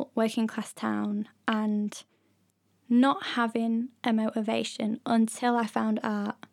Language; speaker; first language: English; native; English